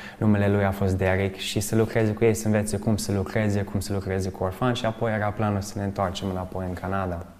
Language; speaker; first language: Romanian; early bilingual, other home language; English